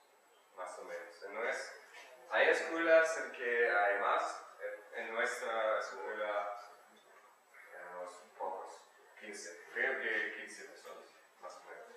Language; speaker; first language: Spanish; non-native, learner; German